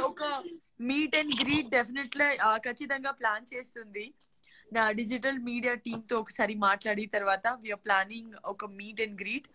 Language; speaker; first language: Telugu; non-native, learner; Gujarati